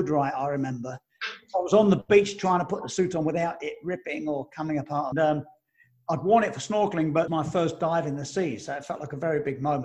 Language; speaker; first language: English; native; English